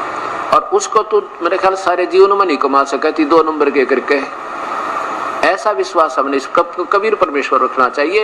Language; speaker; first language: Hindi; non-native, local second language; Haryanvi